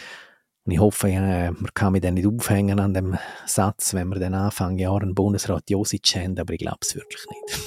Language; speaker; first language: German; native; German